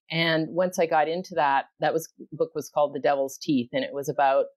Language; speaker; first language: English; native; English